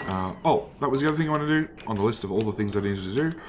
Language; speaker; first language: English; native; English